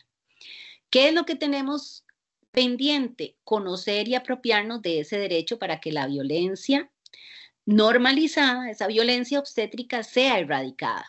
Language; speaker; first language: Spanish; native; Spanish